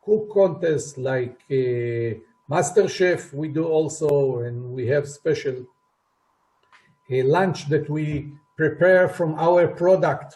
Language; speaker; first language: English; non-native, fluent; Hebrew